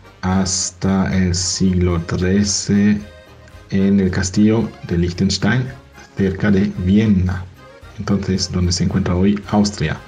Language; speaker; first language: Spanish; non-native, fluent; German